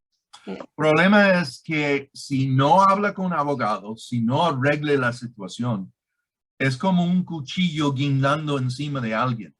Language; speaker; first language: Spanish; non-native, fluent; English